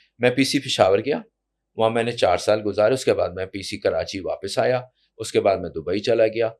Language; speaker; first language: Urdu; native; Urdu